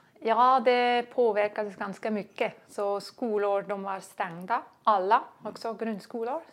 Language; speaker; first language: Swedish; non-native, fluent; German